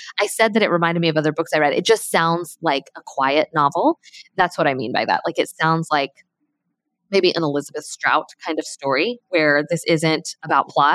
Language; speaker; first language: English; native; English